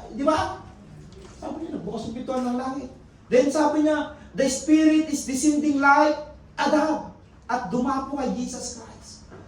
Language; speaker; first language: Filipino; non-native, local second language; Iloko